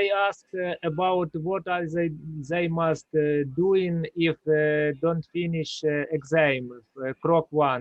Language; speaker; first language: English; non-native, learner; Ukrainian